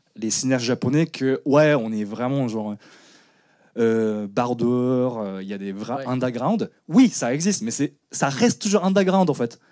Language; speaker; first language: French; non-native, fluent; Japanese